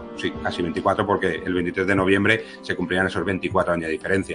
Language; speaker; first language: Spanish; native; Spanish